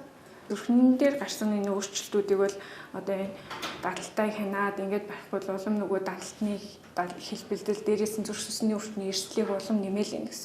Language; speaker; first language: Mongolian; native; Mongolian